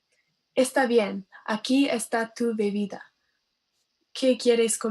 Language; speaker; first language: Spanish; non-native, learner; English